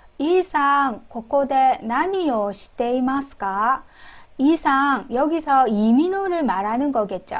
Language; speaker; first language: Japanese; non-native, fluent; Korean